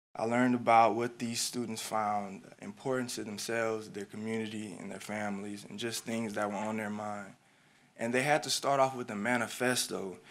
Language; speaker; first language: English; native; English